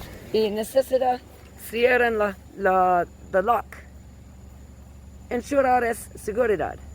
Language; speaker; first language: Spanish; non-native, learner; English